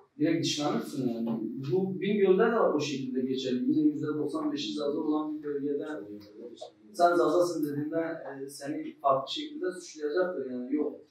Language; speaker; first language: Turkish; non-native, local second language; Zaza